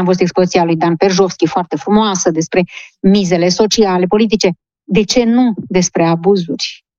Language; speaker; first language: Romanian; native; Romanian